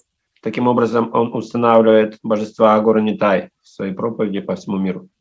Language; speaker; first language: Russian; native; Russian